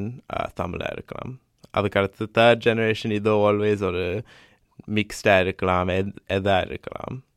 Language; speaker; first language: Tamil; early bilingual, heritage; Tamil